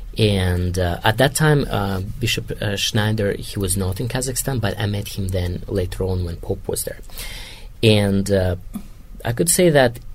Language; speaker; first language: English; non-native, fluent; Kazakh